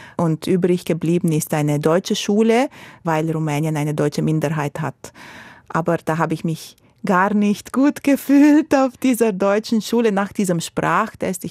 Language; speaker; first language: German; non-native, fluent; Romanian